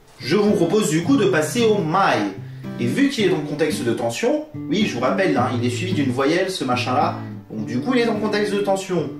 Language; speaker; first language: French; native; French